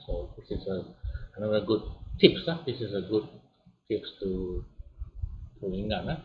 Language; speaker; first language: English; non-native, local second language; Malay